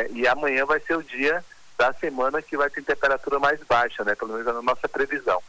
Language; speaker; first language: Portuguese; native; Portuguese